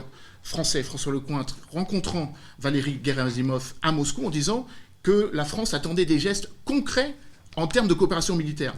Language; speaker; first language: French; native; French